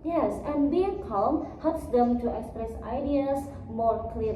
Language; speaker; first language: English; non-native, learner; Indonesian